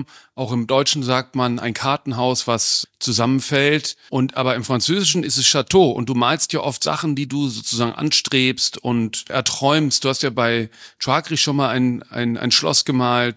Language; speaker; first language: German; native; German